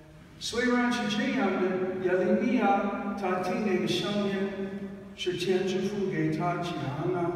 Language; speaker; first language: Chinese; non-native, fluent; English